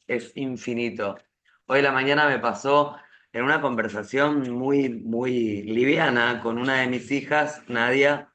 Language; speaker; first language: Spanish; native; Spanish